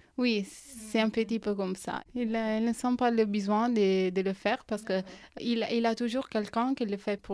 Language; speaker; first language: French; non-native, fluent; Italian